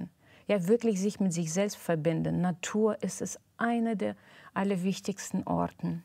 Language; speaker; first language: German; non-native, fluent; Russian